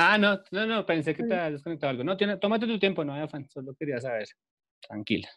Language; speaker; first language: Spanish; native; Spanish